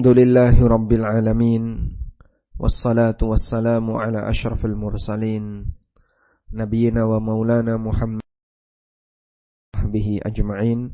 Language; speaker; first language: Indonesian; native; Indonesian